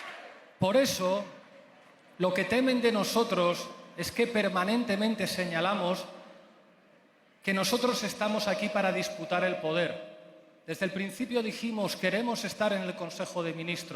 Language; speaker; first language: Spanish; native; Spanish